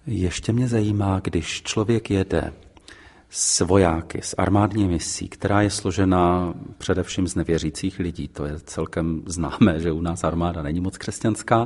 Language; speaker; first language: Czech; native; Czech